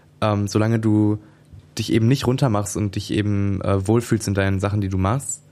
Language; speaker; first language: German; native; German